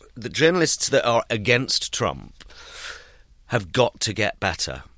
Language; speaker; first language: English; native; English